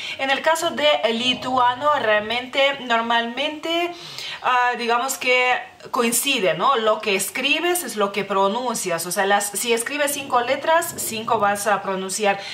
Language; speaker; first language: Spanish; non-native, fluent; Lithuanian